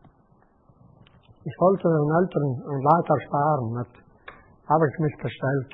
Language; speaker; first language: German; native; German